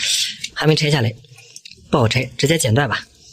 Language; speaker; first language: Chinese; native; Chinese